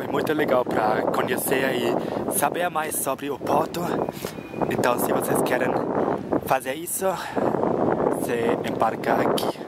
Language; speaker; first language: Portuguese; non-native, fluent; German